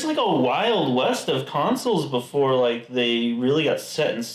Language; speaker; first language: English; native; English